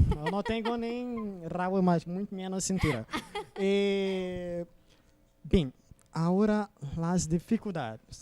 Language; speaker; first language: Spanish; non-native, learner; Portuguese